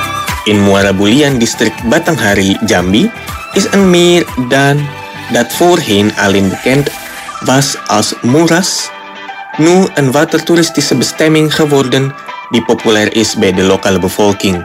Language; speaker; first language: Dutch; non-native, fluent; Indonesian